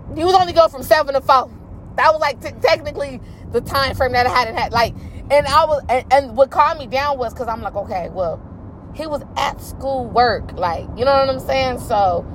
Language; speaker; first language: English; native; English